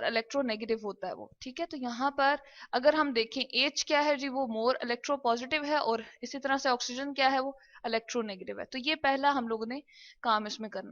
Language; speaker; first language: Hindi; non-native, local second language; Punjabi